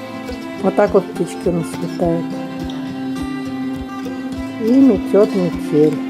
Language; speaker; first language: Russian; native; Russian